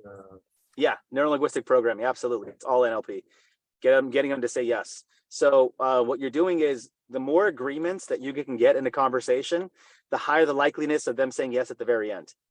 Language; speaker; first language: English; native; English